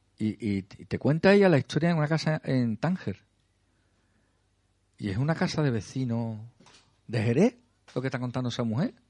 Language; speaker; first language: Spanish; native; Spanish